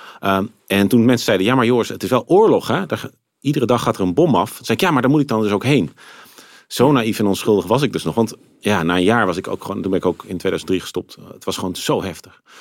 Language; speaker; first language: Dutch; native; Dutch